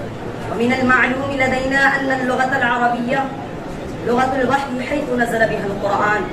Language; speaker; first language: Arabic; non-native, learner; Urdu